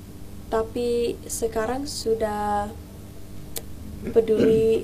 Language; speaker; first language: Indonesian; early bilingual, heritage; English